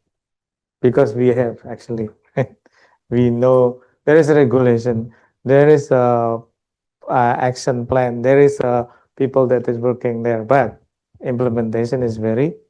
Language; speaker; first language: English; non-native, local second language; Indonesian